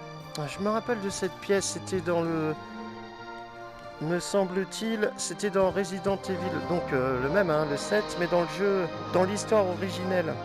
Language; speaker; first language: French; native; French